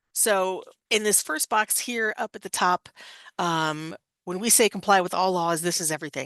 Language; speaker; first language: English; native; English